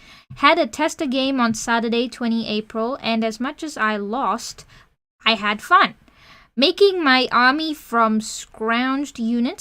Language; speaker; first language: English; native; English